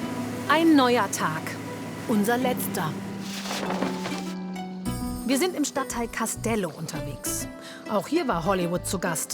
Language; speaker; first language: German; native; German